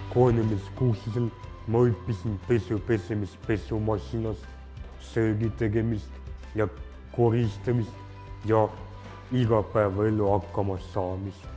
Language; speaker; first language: Estonian; non-native, local second language; Russian